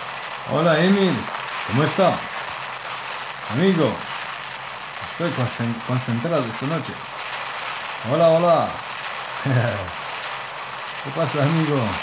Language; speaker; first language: Spanish; non-native, learner; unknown